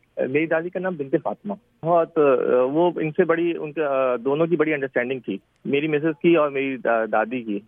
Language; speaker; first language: Urdu; native; Urdu